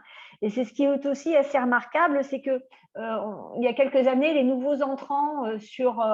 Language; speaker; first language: French; native; French